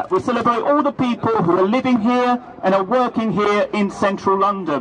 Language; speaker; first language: English; native; English